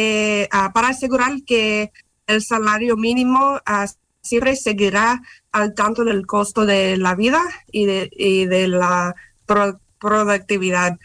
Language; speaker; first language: Spanish; non-native, fluent; English